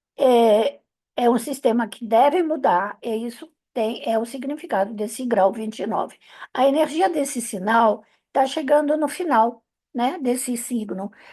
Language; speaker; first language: Portuguese; non-native, fluent; Italian